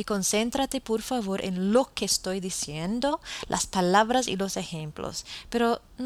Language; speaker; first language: Spanish; non-native, fluent; English